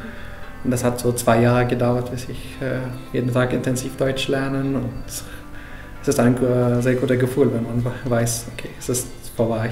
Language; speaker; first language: German; non-native, fluent; Arabic